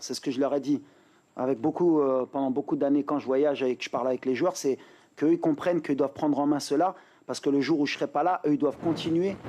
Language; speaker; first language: French; native; French